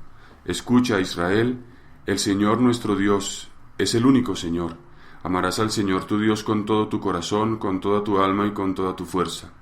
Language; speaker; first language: Spanish; native; Spanish